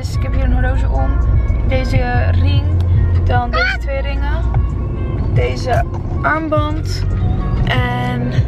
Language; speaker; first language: Dutch; early bilingual, other home language; Arabic